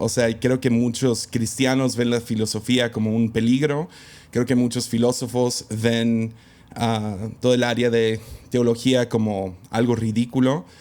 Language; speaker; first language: Spanish; early bilingual, other home language; English